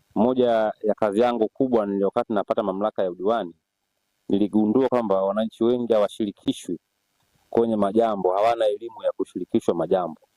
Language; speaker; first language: Swahili; native; Swahili